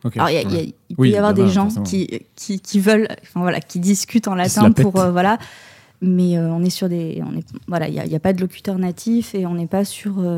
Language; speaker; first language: French; native; French